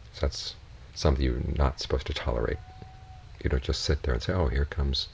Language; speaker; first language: English; native; English